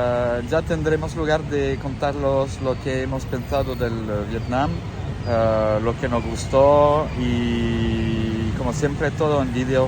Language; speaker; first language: Spanish; non-native, fluent; French